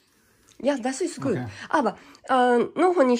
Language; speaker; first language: German; non-native, learner; Japanese